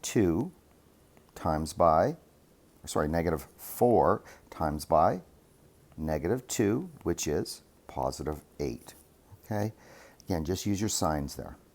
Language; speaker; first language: English; native; English